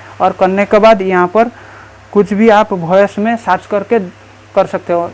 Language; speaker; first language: Hindi; non-native, local second language; Bangla